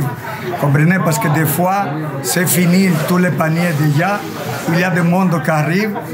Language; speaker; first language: French; non-native, fluent; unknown